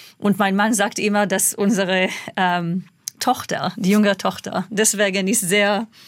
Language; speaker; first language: German; non-native, fluent; Hebrew